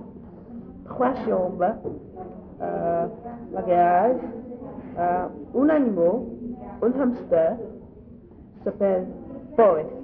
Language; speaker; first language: French; non-native, learner; English